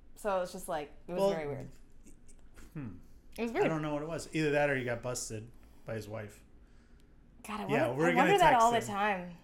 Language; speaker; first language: English; native; English